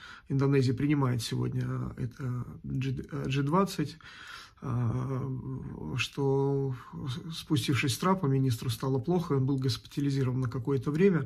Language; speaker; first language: Russian; native; Russian